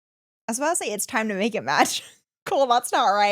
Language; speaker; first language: English; native; English